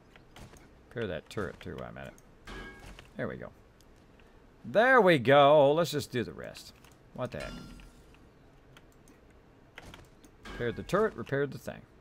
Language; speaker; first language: English; native; English